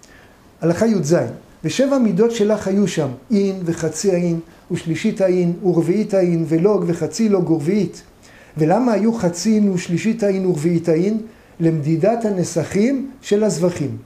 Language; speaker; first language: Hebrew; native; Hebrew